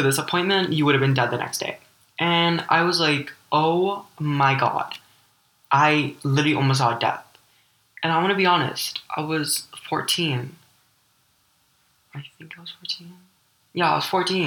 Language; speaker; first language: English; early bilingual, other home language; Ukrainian